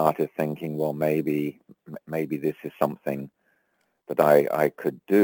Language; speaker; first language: English; native; English